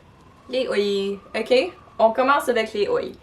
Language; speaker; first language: French; non-native, local second language; English